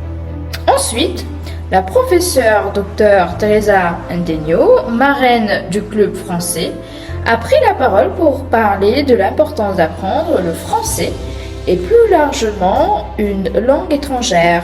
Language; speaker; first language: French; non-native, fluent; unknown